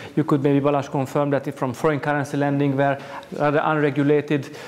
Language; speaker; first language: English; non-native, fluent; Hungarian